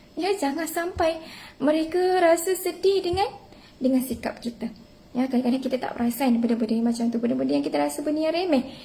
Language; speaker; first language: Malay; native; Malay